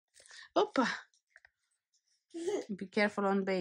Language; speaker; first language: English; non-native, learner; Romanian